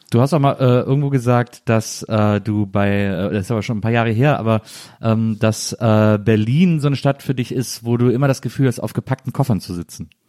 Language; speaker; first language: German; native; German